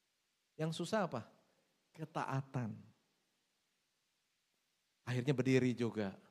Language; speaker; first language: Indonesian; native; Indonesian